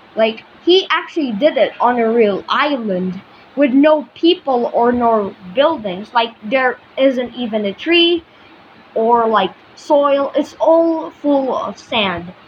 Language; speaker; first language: English; non-native, local second language; Filipino